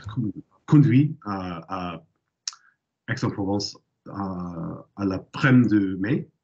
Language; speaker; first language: French; non-native, learner; English